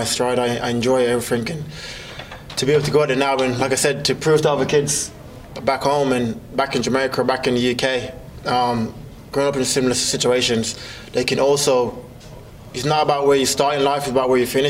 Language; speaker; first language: English; native; English